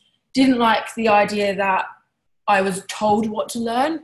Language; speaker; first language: English; native; English